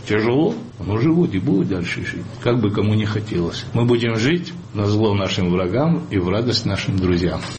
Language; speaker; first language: Russian; non-native, local second language; Abkhazian